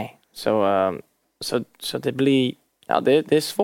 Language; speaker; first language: Swedish; early bilingual, heritage; English